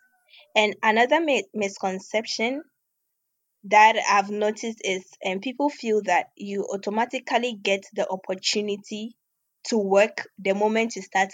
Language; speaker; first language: English; non-native, local second language; Ewe